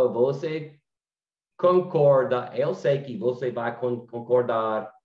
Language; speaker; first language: Portuguese; non-native, learner; English